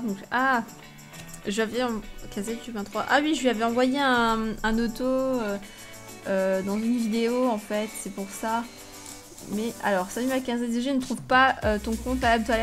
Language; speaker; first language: French; native; French